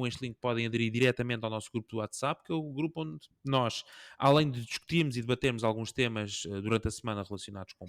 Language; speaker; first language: Portuguese; native; Portuguese